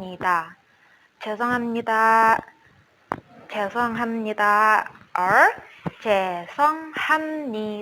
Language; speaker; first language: Korean; non-native, learner; Indonesian